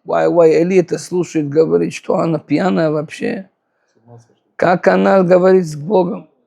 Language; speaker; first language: Russian; non-native, fluent; Hebrew